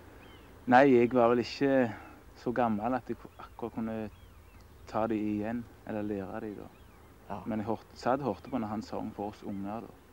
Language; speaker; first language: Norwegian; native; Norwegian